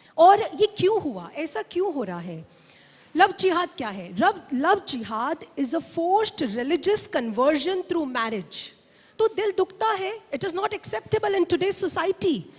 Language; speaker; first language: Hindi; native; Hindi